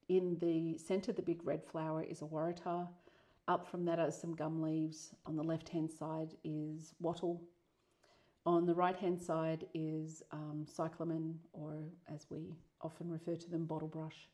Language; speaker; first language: English; native; English